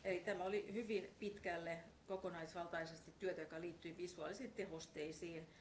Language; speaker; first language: Finnish; non-native, fluent; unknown